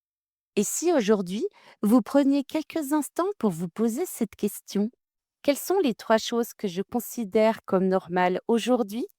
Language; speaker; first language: French; native; French